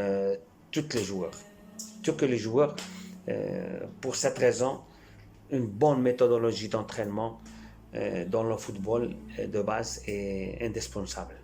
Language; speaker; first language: French; non-native, fluent; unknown